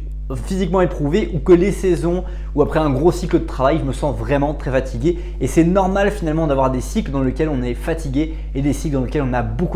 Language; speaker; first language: French; native; French